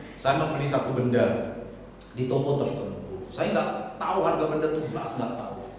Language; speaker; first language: Indonesian; non-native, local second language; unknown